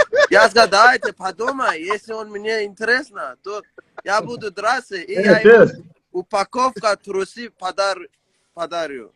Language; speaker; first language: Russian; non-native, learner; Persian